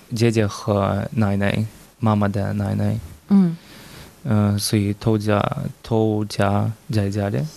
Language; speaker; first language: Chinese; non-native, learner; Ukrainian